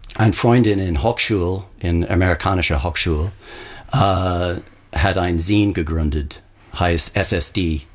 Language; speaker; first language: German; non-native, learner; English